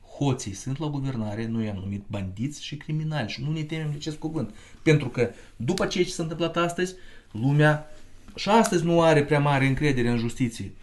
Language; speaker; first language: Romanian; non-native, local second language; Russian